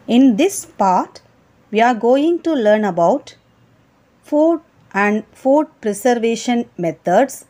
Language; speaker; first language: English; non-native, local second language; Tamil